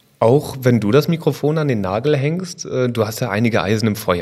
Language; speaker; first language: German; native; German